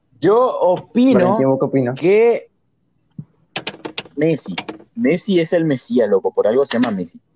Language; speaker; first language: Spanish; native; Spanish